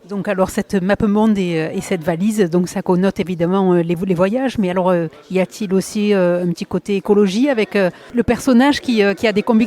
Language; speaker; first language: French; native; French